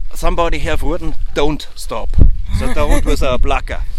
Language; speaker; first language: English; non-native, learner; German